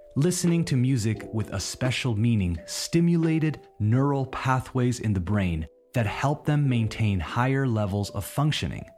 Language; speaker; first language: English; native; English